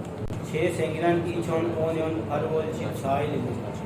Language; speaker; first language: Korean; non-native, learner; Urdu